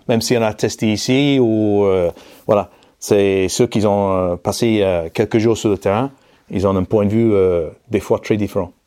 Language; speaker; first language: French; non-native, fluent; English